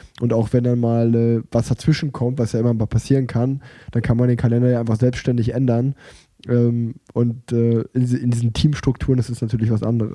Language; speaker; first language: German; native; German